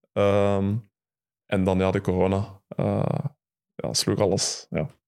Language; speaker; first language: Dutch; early bilingual, other home language; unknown